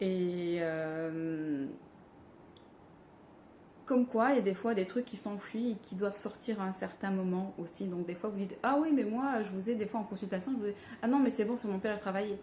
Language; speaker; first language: French; native; French